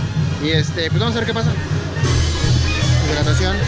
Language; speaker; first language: Spanish; native; Spanish